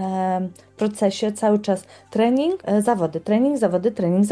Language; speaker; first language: Polish; native; Polish